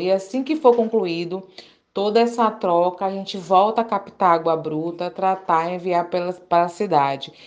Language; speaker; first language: Portuguese; native; Portuguese